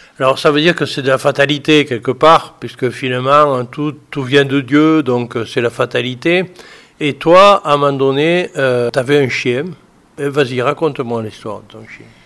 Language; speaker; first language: French; native; French